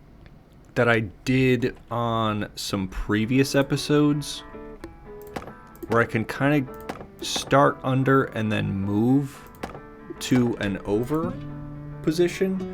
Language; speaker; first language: English; native; English